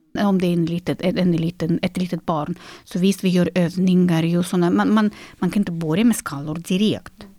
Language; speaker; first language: Swedish; non-native, fluent; Russian